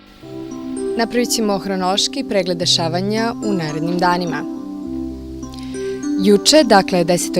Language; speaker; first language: Bosnian; native; Bosnian